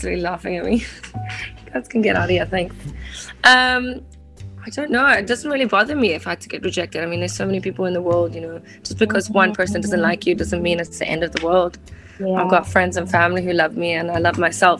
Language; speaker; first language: English; native; English